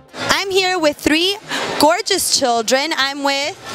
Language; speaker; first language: English; early bilingual, other home language; Spanish